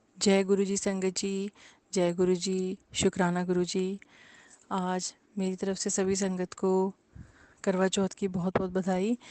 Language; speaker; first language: Hindi; native; Hindi